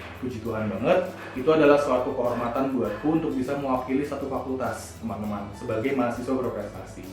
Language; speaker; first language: Indonesian; native; Indonesian